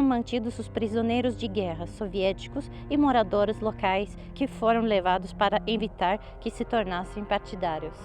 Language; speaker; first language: Portuguese; non-native, fluent; Russian